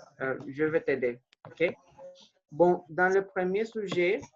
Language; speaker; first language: French; non-native, fluent; Spanish